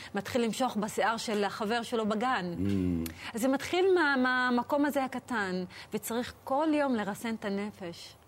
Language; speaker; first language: Hebrew; non-native, local second language; Arabic